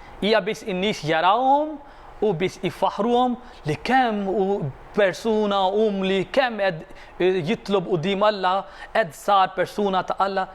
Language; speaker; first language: Maltese; non-native, fluent; Arabic